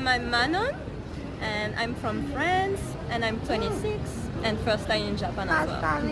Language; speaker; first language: English; non-native, fluent; French